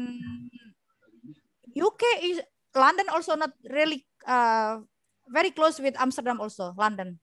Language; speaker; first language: English; non-native, learner; Indonesian